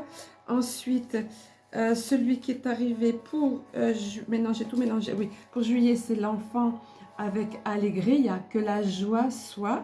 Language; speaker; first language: French; native; French